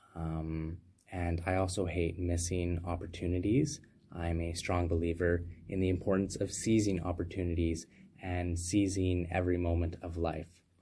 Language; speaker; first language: English; native; English